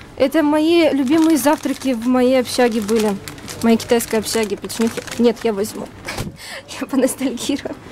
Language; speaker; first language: Russian; native; Russian